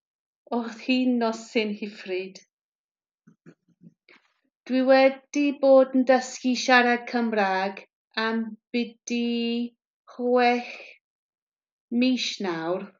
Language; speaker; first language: Welsh; non-native, learner; English